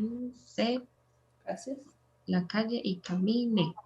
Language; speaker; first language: Spanish; non-native, fluent; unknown